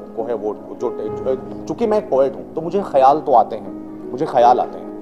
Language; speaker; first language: Hindi; native; Hindi